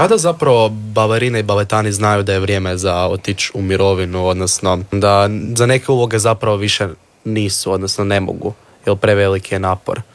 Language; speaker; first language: Serbian; native; Serbian